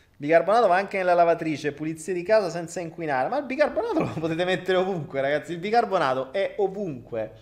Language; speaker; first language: Italian; native; Italian